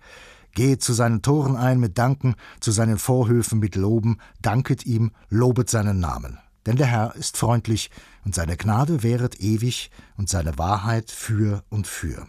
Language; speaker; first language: German; native; German